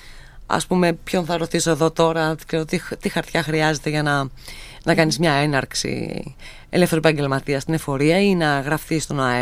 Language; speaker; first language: Greek; native; Greek